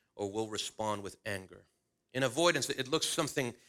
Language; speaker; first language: English; early bilingual, other home language; Spanish